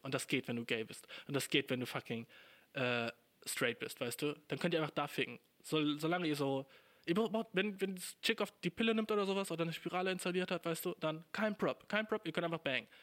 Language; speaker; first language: German; native; German